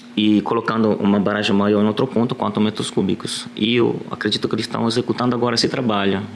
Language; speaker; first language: Portuguese; non-native, fluent; Italian